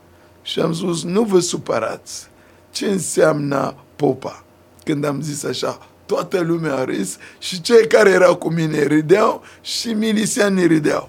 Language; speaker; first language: Romanian; non-native, fluent; Sango